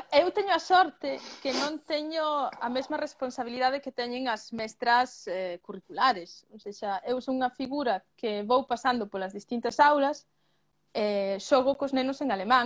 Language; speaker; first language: Galician; early bilingual, other home language; Spanish